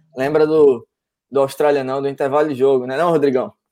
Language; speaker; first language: Portuguese; native; Portuguese